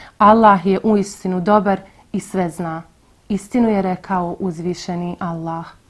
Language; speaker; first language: Bosnian; native; Bosnian